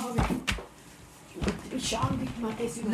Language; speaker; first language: German; non-native, local second language; Romany